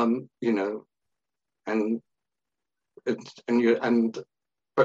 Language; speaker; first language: English; native; English